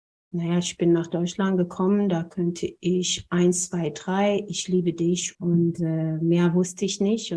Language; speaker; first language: German; non-native, fluent; Amharic